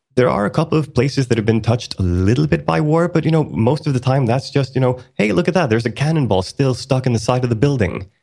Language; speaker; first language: English; early bilingual, other home language; Swedish